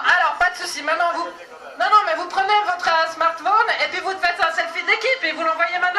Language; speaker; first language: French; native; French